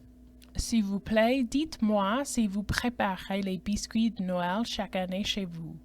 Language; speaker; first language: French; non-native, fluent; English